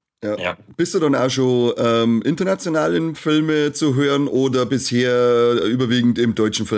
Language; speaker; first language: German; native; German